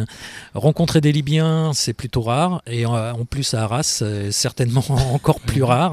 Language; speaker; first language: French; native; French